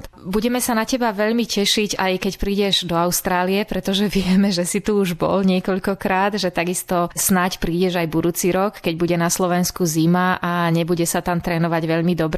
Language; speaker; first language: Slovak; native; Slovak